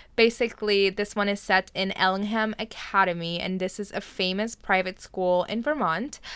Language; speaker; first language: English; early bilingual, other home language; Spanish